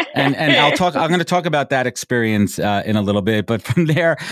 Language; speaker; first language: English; native; English